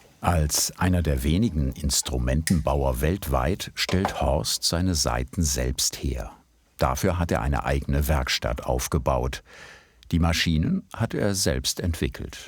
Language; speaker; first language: German; native; German